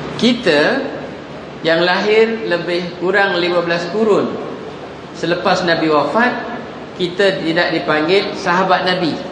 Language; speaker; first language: Malay; non-native, local second language; Javanese